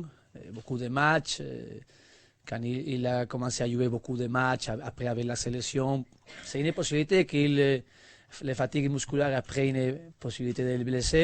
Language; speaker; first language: French; non-native, learner; Spanish